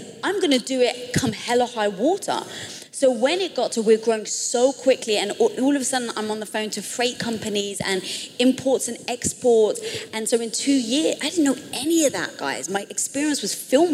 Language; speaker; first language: English; native; English